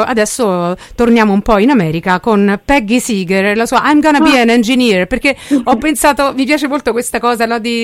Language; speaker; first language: Italian; native; Italian